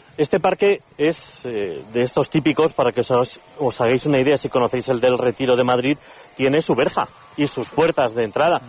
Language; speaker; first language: Spanish; native; Spanish